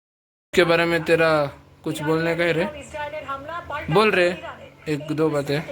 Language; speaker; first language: Hindi; non-native, local second language; Kannada